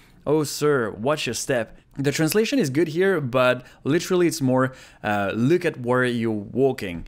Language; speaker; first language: English; non-native, fluent; Japanese